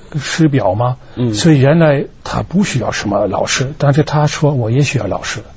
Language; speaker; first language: Chinese; non-native, fluent; German